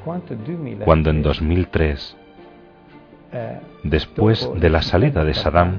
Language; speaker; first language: Spanish; non-native, fluent; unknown